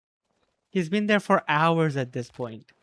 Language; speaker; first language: English; native; English